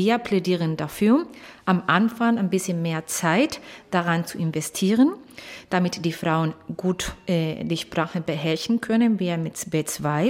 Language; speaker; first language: German; non-native, fluent; Spanish